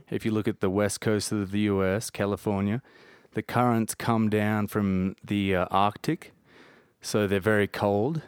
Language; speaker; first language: English; native; English